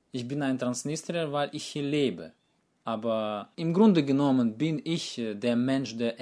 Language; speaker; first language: German; non-native, fluent; Russian